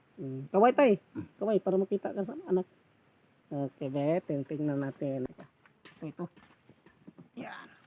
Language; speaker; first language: Filipino; non-native, local second language; Cebuano